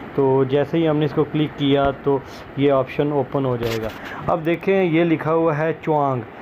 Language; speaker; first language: Urdu; non-native, local second language; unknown